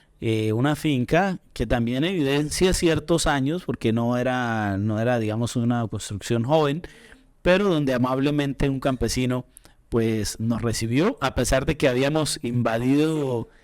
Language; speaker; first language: Spanish; native; Spanish